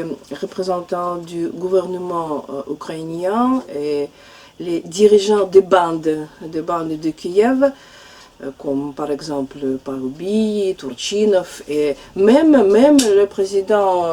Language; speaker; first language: French; non-native, fluent; Russian